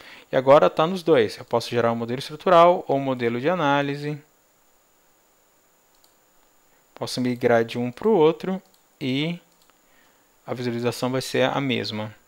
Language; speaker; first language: Portuguese; native; Portuguese